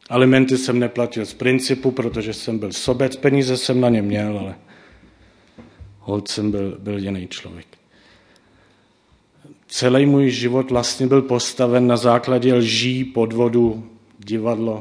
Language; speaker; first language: Czech; non-native, fluent; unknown